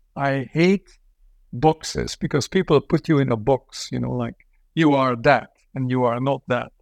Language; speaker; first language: English; non-native, fluent; Dutch